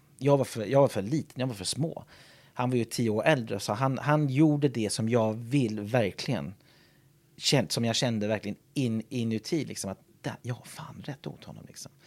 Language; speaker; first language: Swedish; non-native, fluent; English